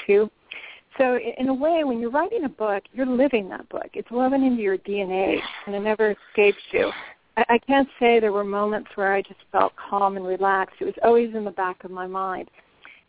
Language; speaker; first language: English; native; English